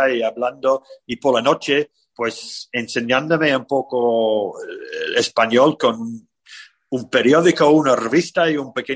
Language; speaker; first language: Spanish; non-native, fluent; English